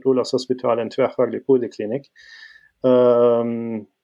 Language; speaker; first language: Norwegian; non-native, fluent; German